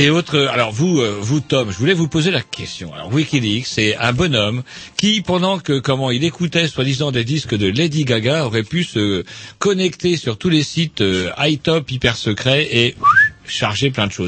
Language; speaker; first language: French; native; French